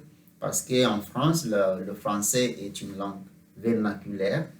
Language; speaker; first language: French; non-native, fluent; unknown